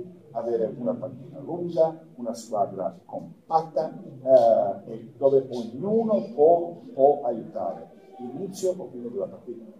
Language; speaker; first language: Italian; non-native, fluent; Croatian